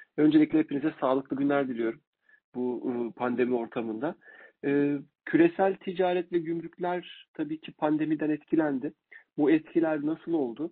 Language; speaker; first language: Turkish; native; Turkish